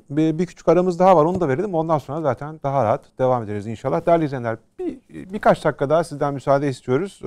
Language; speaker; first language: Turkish; native; Turkish